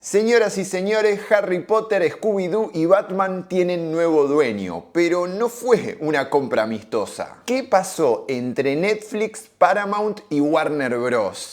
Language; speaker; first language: Spanish; native; Spanish